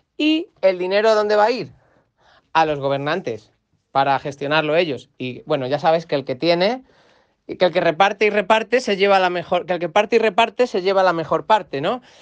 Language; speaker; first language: Spanish; native; Spanish